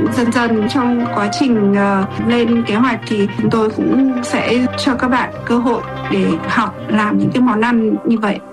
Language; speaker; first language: Vietnamese; native; Vietnamese